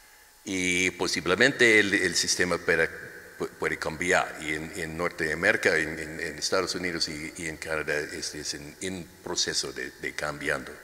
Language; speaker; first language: Spanish; non-native, learner; English